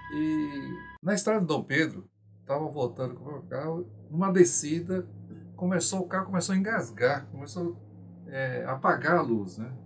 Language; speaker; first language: Portuguese; non-native, local second language; Japanese